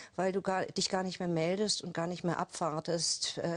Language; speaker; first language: German; native; German